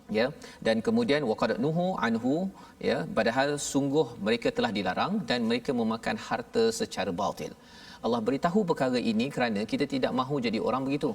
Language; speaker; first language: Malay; native; Malay